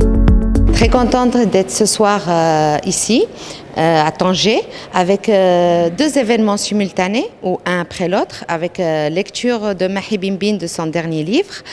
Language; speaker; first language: French; non-native, local second language; Arabic